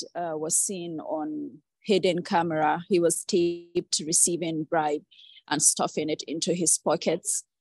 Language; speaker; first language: English; non-native, local second language; Hausa